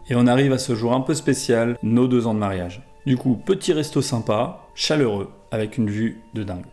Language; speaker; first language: French; native; French